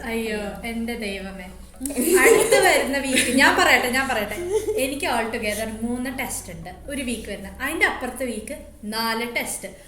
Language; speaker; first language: Malayalam; early bilingual, heritage; Malayalam